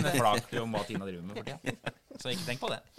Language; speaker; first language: Norwegian; native; Norwegian